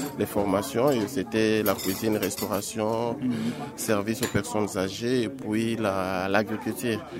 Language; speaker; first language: French; non-native, local second language; Lingala